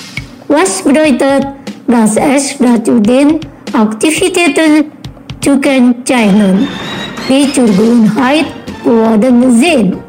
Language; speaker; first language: German; non-native, learner; Indonesian